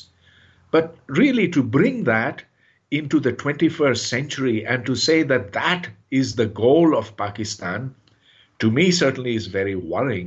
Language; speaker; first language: English; non-native, local second language; Urdu